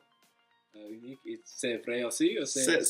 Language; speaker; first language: French; non-native, learner; English